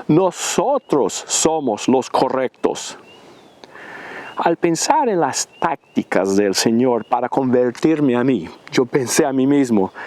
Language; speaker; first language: Spanish; non-native, fluent; English